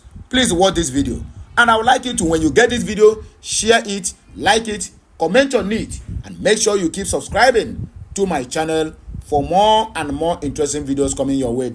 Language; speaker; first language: English; non-native, local second language; Igbo